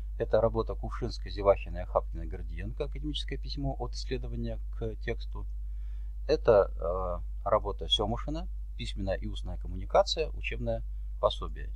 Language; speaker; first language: Russian; native; Russian